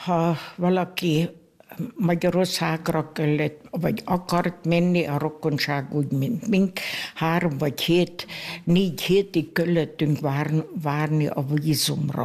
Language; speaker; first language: Hungarian; early bilingual, heritage; Hungarian